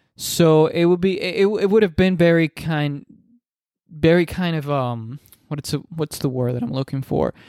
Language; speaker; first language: English; non-native, fluent; Spanish